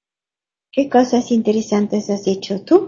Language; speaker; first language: Spanish; non-native, learner; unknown